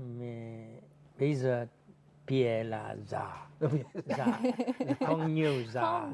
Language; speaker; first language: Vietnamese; non-native, learner; French